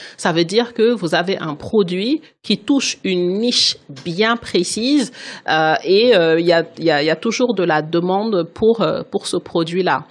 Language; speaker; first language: French; non-native, local second language; Wolof